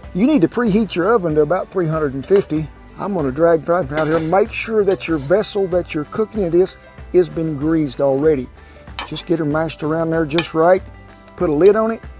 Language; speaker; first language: English; native; English